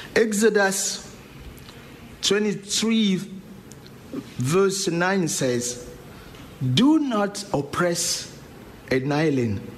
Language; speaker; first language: English; non-native, learner; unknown